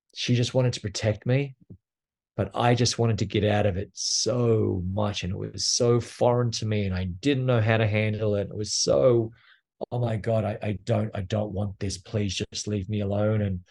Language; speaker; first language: English; native; English